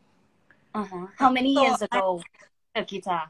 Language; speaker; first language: English; non-native, fluent; Thai